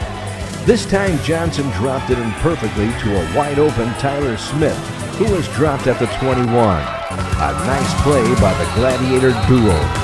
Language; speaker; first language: English; native; English